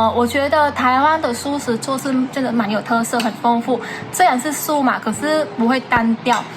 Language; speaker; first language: Chinese; non-native, fluent; Vietnamese